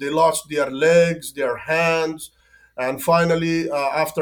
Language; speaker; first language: English; non-native, fluent; Persian